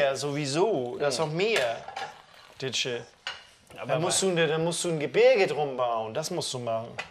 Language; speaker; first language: German; native; German